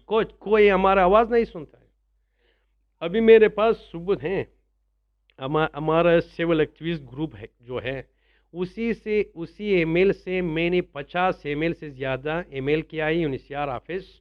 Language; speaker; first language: Hindi; non-native, learner; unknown